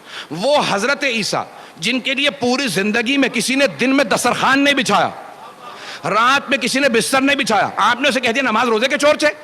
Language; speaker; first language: Urdu; native; Urdu